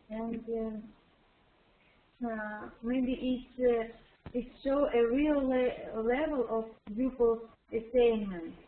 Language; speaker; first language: English; non-native, learner; Russian